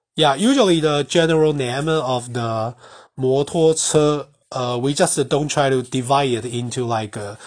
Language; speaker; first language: English; non-native, fluent; Chinese